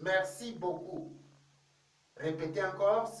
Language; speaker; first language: French; non-native, fluent; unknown